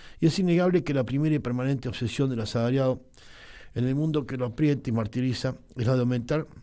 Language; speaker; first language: Spanish; native; Spanish